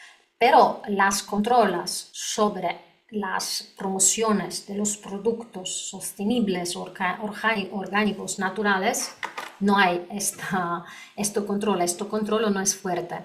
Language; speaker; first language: Spanish; non-native, learner; Polish